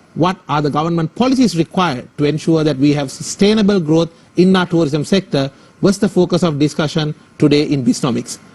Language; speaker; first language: English; non-native, local second language; Sinhala